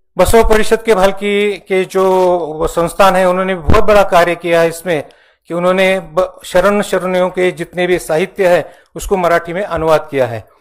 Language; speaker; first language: Hindi; non-native, local second language; Marathi